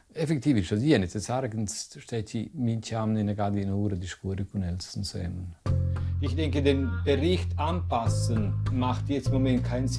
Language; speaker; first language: German; non-native, local second language; Romansh